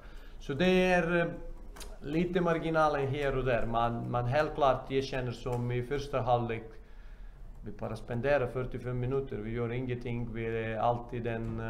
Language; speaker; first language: Swedish; non-native, fluent; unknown